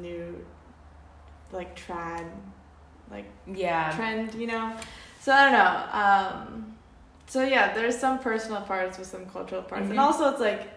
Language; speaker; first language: English; native; English